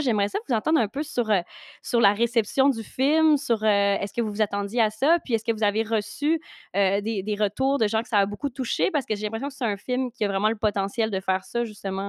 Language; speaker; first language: French; native; French